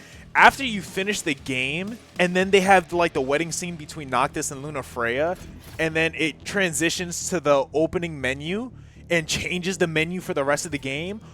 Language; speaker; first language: English; native; English